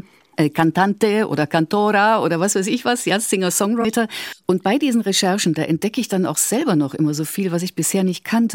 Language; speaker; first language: German; native; German